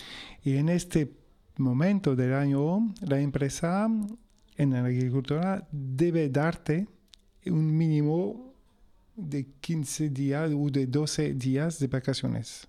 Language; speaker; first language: Spanish; non-native, fluent; French